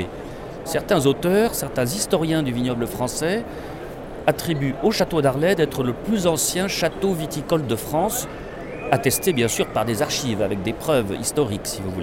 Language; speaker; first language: French; native; French